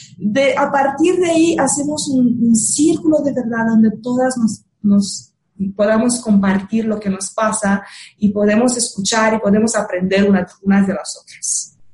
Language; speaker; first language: Spanish; non-native, fluent; Romanian